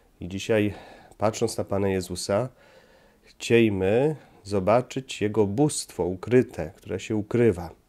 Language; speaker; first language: Polish; native; Polish